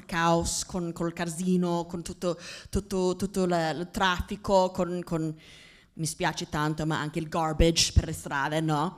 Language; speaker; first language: Italian; non-native, fluent; English